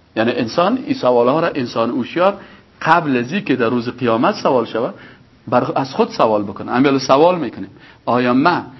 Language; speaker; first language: Persian; native; Persian